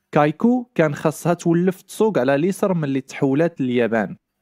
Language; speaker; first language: Arabic; non-native, learner; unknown